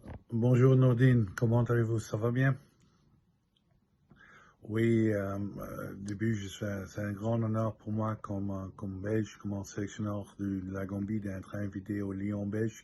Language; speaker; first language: French; non-native, local second language; Dutch